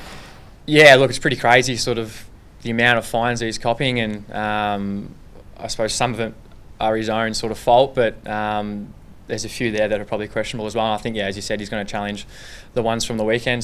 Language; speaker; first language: English; native; English